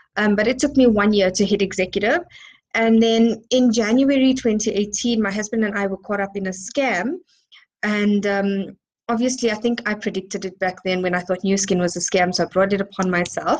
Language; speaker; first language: English; native; English